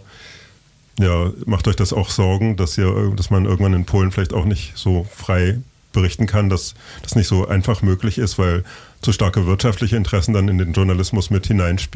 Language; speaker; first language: German; native; German